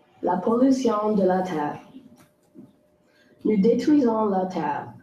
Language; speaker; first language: French; non-native, local second language; English